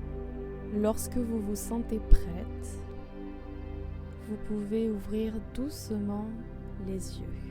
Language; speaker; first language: French; native; French